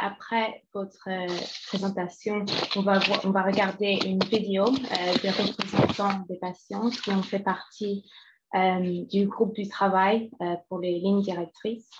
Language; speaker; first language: French; non-native, fluent; English